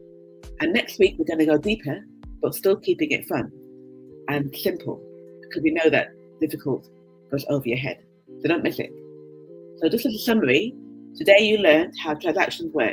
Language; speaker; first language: English; native; English